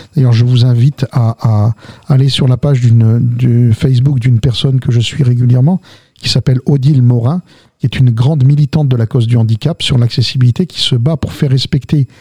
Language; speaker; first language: French; early bilingual, other home language; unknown